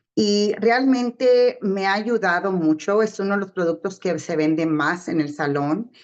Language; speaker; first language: Spanish; early bilingual, heritage; Spanish